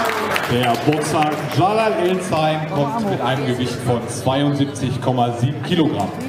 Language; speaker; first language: German; native; German